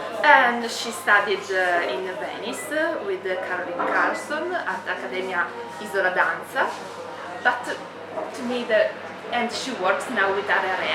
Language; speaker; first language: English; non-native, fluent; Italian